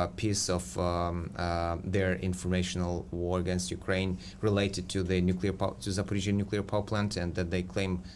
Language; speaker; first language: English; non-native, fluent; Ukrainian